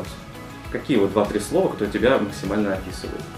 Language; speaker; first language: Russian; native; Russian